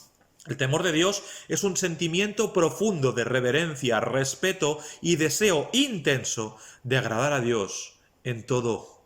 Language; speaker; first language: Spanish; native; Spanish